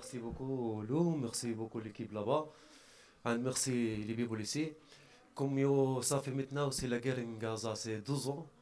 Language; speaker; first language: French; non-native, learner; Arabic